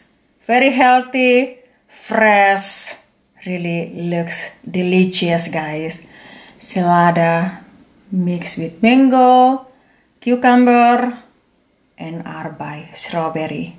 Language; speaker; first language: English; non-native, learner; Indonesian